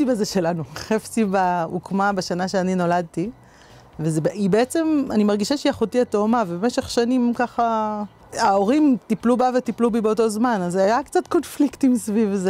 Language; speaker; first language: Hebrew; native; Hebrew